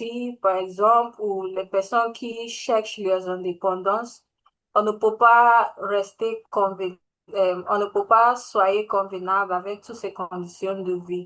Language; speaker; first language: French; non-native, learner; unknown